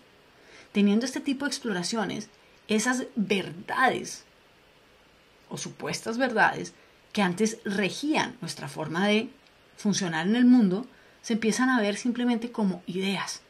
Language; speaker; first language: Spanish; native; Spanish